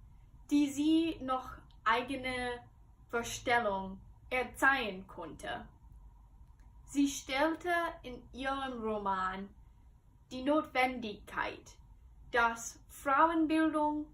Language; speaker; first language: German; non-native, learner; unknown